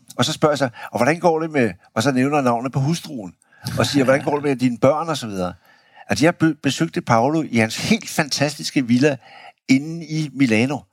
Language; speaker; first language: Danish; native; Danish